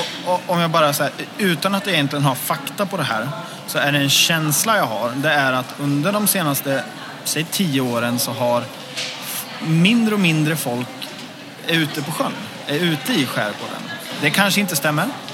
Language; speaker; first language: Swedish; native; Swedish